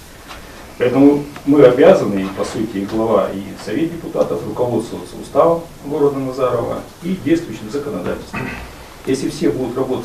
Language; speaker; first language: Russian; native; Russian